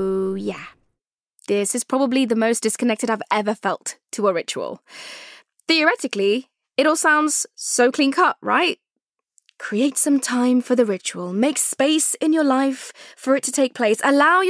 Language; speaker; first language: English; native; English